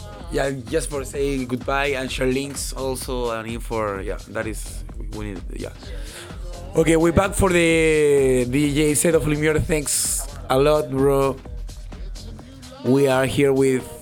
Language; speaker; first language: English; non-native, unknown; Spanish